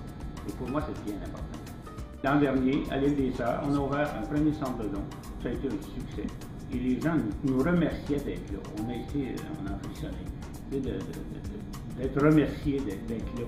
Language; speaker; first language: French; native; French